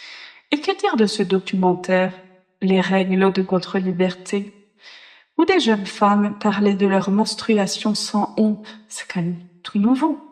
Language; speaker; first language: French; native; French